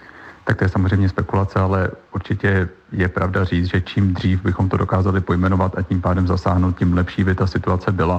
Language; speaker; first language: Czech; native; Czech